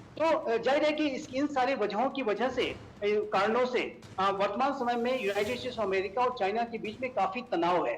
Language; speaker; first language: Hindi; native; Hindi